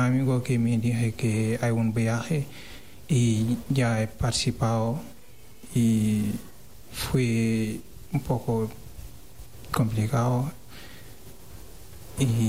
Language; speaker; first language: Spanish; non-native, learner; Wolof